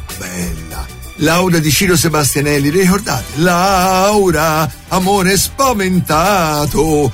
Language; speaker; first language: Italian; native; Italian